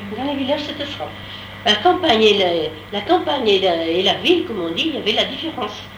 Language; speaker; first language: French; native; French